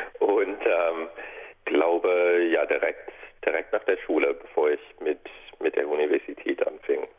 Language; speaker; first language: German; non-native, fluent; English